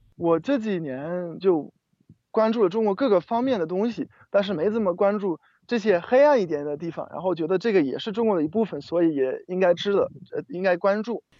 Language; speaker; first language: Chinese; non-native, fluent; German